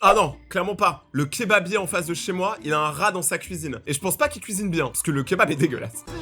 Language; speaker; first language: French; native; French